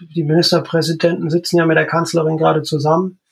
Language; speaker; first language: German; native; German